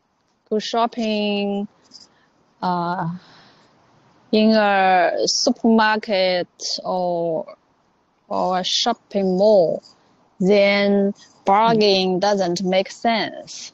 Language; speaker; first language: English; non-native, learner; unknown